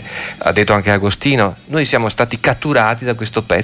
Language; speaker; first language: Italian; native; Italian